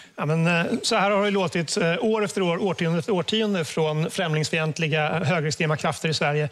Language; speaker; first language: Swedish; native; Swedish